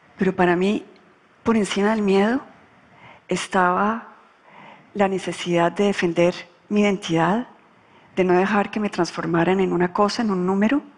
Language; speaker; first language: Spanish; native; Spanish